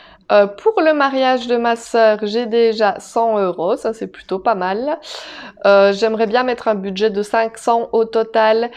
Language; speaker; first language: French; native; French